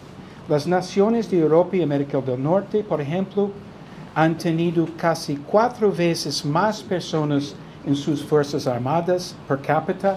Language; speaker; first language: Spanish; non-native, fluent; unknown